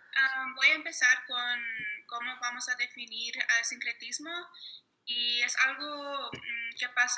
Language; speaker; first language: Spanish; early bilingual, heritage; Spanish